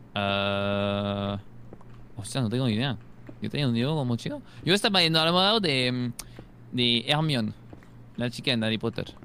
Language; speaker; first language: Spanish; non-native, fluent; French